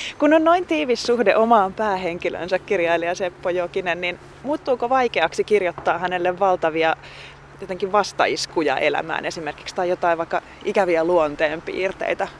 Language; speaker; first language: Finnish; native; Finnish